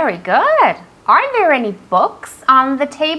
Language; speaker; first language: English; non-native, fluent; Spanish